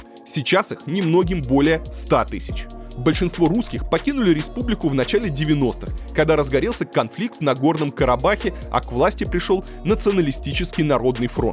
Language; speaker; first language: Russian; native; Russian